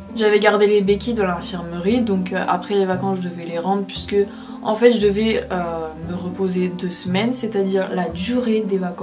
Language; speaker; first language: French; native; French